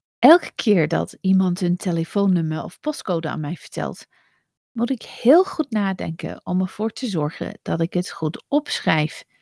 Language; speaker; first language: Dutch; non-native, fluent; English